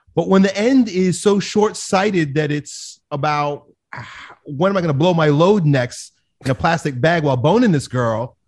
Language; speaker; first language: English; native; English